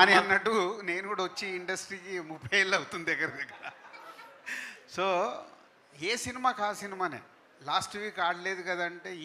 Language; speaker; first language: Telugu; native; Telugu